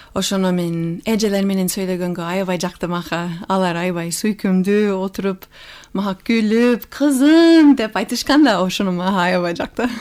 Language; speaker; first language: Kyrgyz; non-native, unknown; English